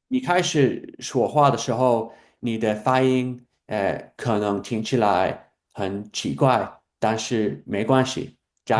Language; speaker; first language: Chinese; non-native, fluent; English